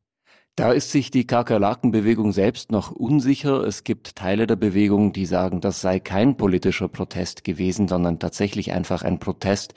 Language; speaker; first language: German; native; German